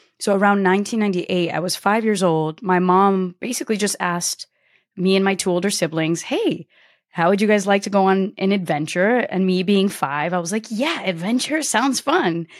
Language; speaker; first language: English; early bilingual, other home language; Portuguese